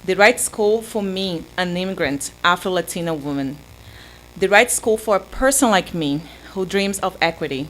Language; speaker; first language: English; non-native, fluent; Portuguese